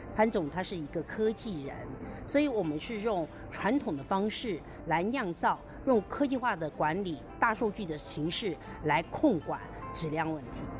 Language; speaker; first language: Chinese; native; Chinese